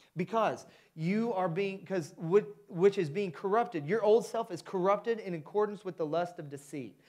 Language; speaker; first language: English; native; English